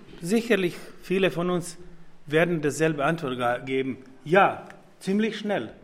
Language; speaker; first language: German; non-native, fluent; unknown